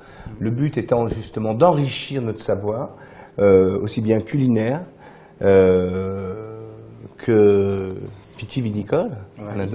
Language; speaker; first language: French; native; French